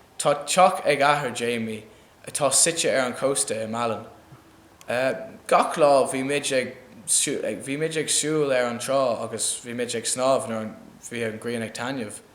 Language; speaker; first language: Irish; non-native, local second language; English